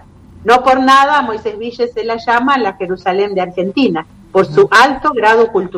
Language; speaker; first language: Spanish; native; Spanish